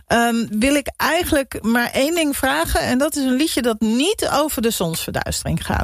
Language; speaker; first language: Dutch; native; Dutch